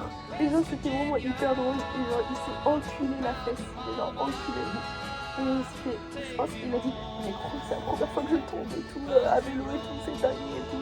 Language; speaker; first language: French; native; French